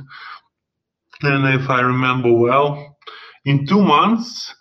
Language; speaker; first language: English; non-native, fluent; Russian